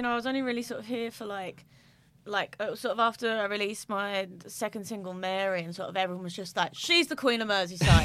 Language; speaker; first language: English; native; English